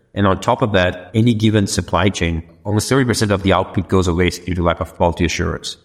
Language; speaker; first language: English; non-native, local second language; Sinhala